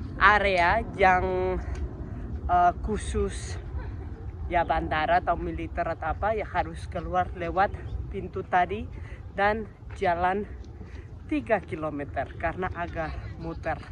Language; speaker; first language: Indonesian; non-native, fluent; Spanish